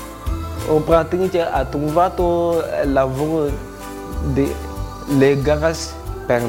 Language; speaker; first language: Italian; non-native, learner; Bambara